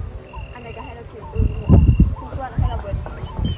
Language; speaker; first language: Chinese; non-native, learner; Lao